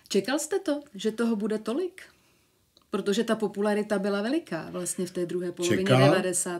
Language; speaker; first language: Czech; native; Czech